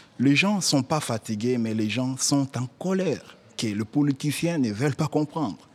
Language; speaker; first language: French; non-native, local second language; Lingala